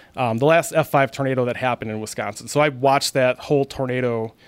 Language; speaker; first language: English; native; English